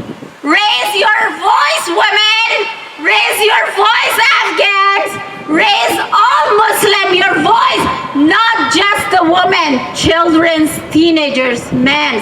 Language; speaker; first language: English; non-native, learner; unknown